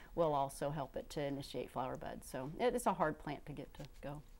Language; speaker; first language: English; native; English